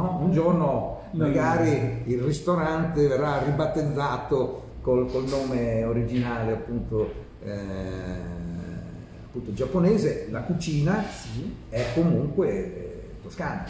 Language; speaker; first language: Italian; native; Italian